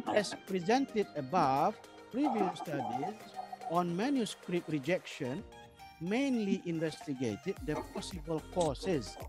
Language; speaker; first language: English; non-native, fluent; Indonesian